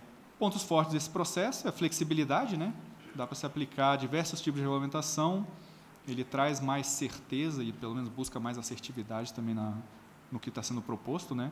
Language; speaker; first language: Portuguese; native; Portuguese